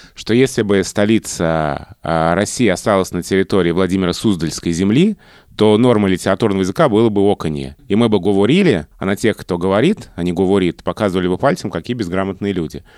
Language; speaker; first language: Russian; native; Russian